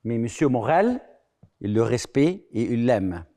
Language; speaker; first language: French; non-native, fluent; Arabic